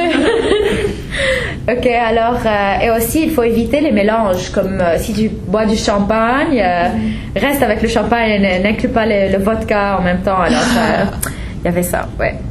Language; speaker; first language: French; non-native, fluent; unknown